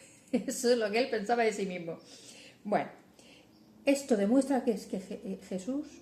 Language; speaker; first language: Spanish; native; Spanish